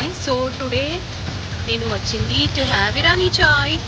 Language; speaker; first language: Telugu; non-native, local second language; Kannada